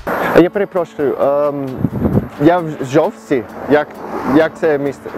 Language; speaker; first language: Ukrainian; early bilingual, heritage; Ukrainian